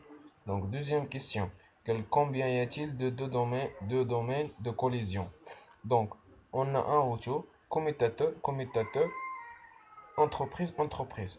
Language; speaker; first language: French; non-native, local second language; Arabic